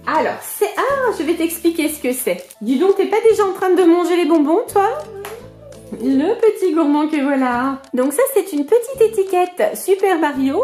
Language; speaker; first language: French; native; French